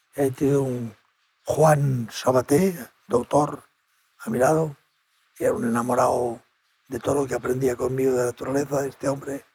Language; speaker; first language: Spanish; native; Spanish